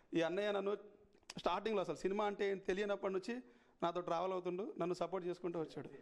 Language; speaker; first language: Telugu; native; Telugu